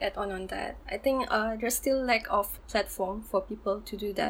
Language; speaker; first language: English; non-native, local second language; Malay